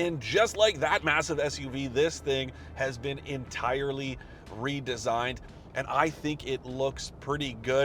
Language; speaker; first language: English; native; English